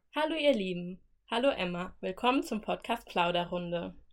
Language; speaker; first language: German; native; German